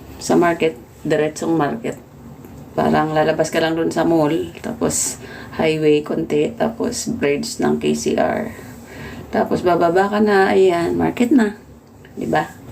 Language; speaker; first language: Filipino; native; Filipino